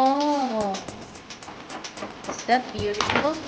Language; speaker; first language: English; non-native, local second language; Filipino